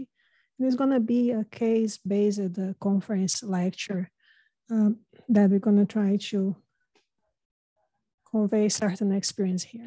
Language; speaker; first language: English; non-native, fluent; Portuguese